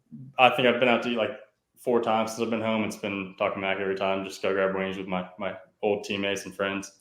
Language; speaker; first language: English; native; English